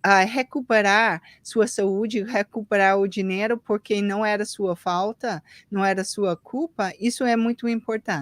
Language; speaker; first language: Portuguese; early bilingual, heritage; English